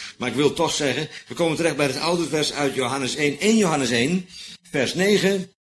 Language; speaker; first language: Dutch; native; Dutch